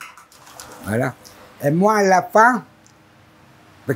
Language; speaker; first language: French; non-native, learner; Italian